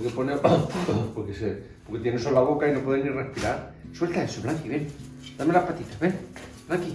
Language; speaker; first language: Spanish; native; Spanish